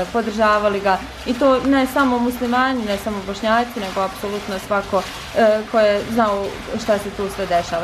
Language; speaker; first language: Bosnian; native; Bosnian